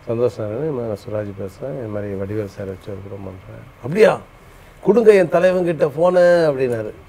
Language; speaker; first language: Tamil; native; Tamil